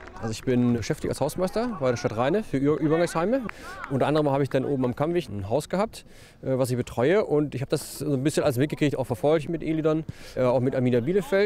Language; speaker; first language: German; native; German